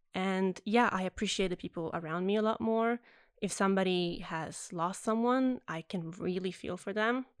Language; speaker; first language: English; non-native, fluent; Italian